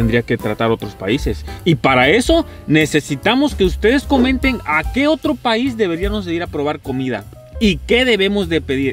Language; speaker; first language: Spanish; native; Spanish